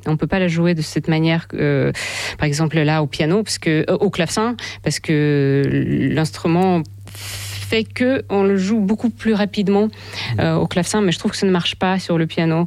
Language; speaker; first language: French; non-native, fluent; Russian